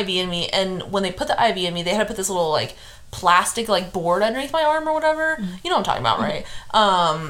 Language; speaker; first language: English; native; English